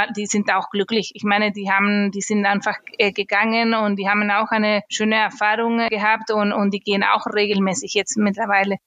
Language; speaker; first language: German; non-native, fluent; Spanish